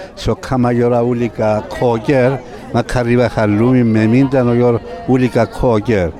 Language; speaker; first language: Swedish; non-native, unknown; Greek